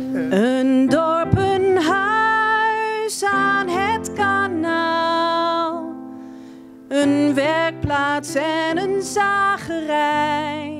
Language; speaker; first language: Dutch; native; Dutch